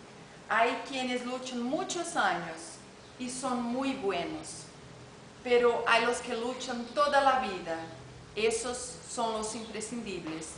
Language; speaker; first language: Spanish; non-native, learner; Portuguese